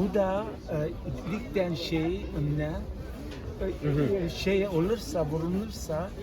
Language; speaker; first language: Turkish; non-native, learner; Armenian